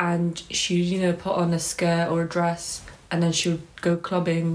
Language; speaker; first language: English; native; English